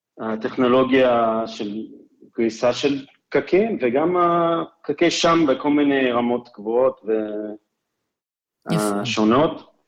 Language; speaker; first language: Hebrew; non-native, fluent; English